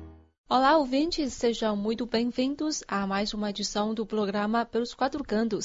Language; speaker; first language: Portuguese; non-native, fluent; Chinese